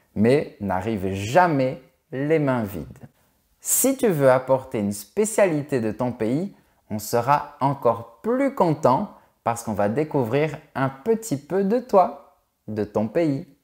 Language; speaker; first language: French; native; French